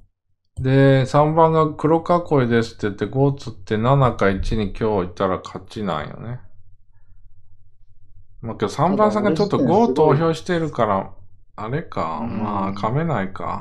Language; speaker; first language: Japanese; native; Japanese